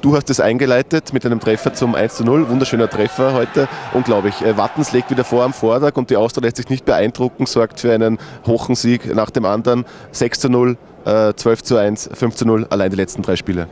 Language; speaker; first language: German; native; German